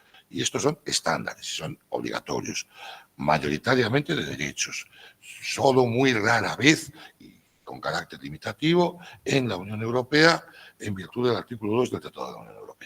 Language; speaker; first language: Spanish; native; Spanish